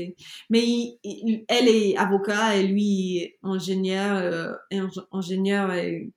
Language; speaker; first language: French; non-native, learner; English